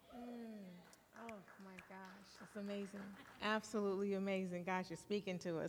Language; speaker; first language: English; early bilingual, other home language; Yoruba